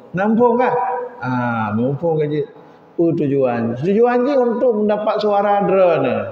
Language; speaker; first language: Malay; non-native, local second language; Achinese